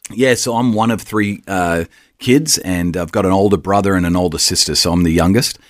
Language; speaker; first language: English; native; English